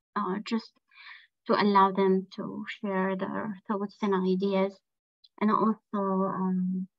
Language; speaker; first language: English; non-native, fluent; Arabic